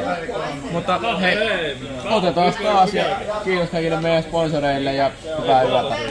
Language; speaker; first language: Finnish; native; Finnish